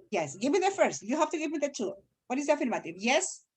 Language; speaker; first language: English; non-native, fluent; Spanish